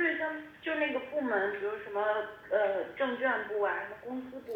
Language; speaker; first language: Chinese; native; Chinese